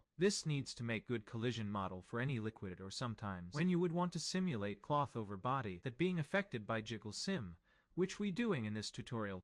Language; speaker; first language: English; non-native, fluent; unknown